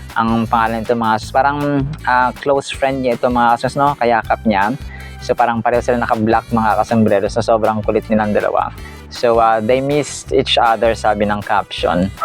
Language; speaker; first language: Filipino; non-native, local second language; Cebuano